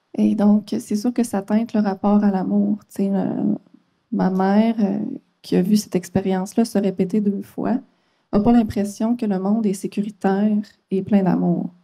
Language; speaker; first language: French; native; French